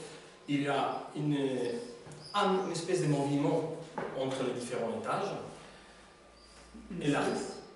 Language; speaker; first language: French; non-native, learner; Spanish